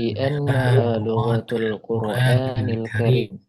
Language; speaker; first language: Arabic; non-native, learner; Indonesian